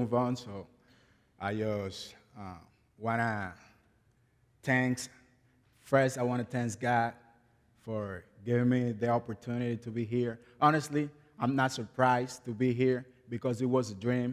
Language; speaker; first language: English; non-native, learner; Spanish